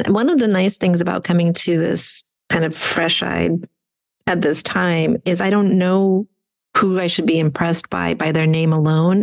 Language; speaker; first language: English; non-native, fluent; Russian